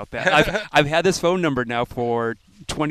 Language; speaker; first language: English; native; English